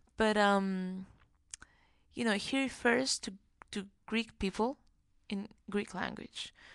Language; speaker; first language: English; non-native, fluent; Greek